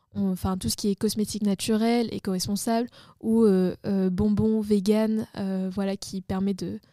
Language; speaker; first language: French; native; French